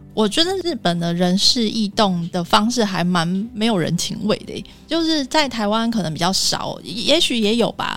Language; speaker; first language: Chinese; native; Chinese